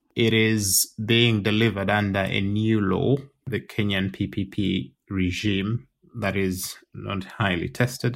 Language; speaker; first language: English; non-native, local second language; Ganda